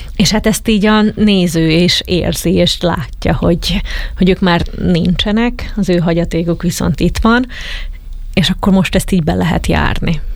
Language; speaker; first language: Hungarian; native; Hungarian